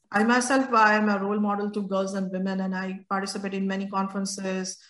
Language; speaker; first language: English; non-native, local second language; Gujarati